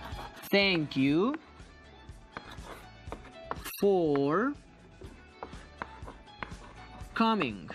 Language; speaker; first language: English; non-native, fluent; Spanish